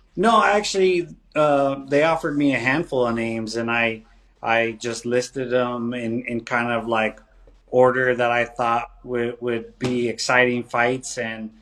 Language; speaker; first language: English; native; English